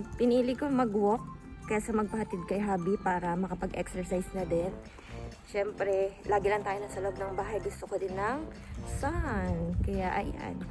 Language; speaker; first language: Filipino; native; Filipino